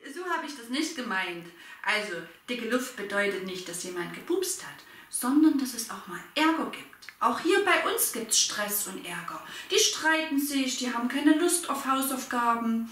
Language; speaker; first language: German; native; German